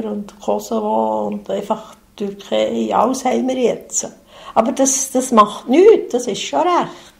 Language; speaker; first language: German; native; German